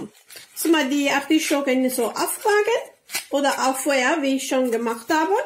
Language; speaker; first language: German; non-native, learner; Italian